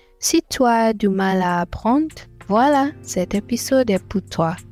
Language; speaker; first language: French; non-native, fluent; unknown